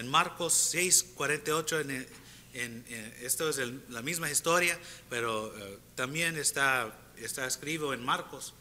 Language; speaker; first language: Spanish; early bilingual, heritage; Spanish